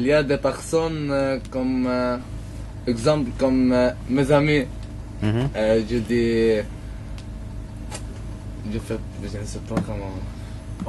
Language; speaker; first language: French; non-native, learner; Arabic